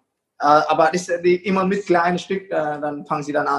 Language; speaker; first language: German; non-native, fluent; Vietnamese